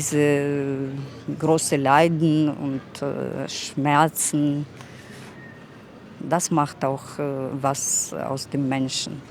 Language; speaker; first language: German; non-native, fluent; Russian